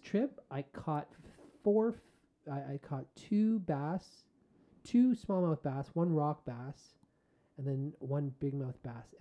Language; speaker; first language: English; native; English